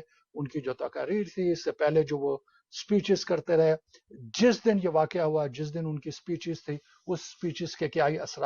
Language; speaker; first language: Urdu; native; Urdu